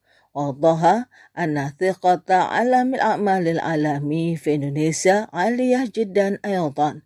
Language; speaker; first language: Arabic; non-native, learner; Indonesian